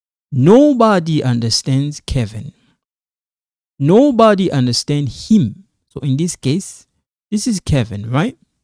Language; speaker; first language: English; non-native, fluent; Lingala